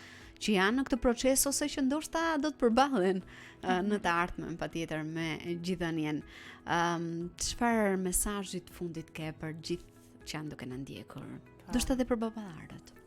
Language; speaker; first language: Albanian; native; Albanian